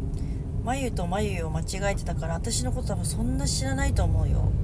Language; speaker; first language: Japanese; native; Japanese